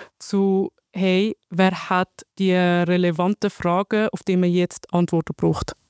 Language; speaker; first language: German; early bilingual, other home language; Arabic